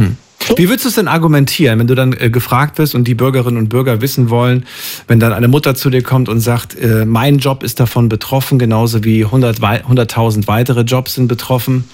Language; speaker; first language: German; native; German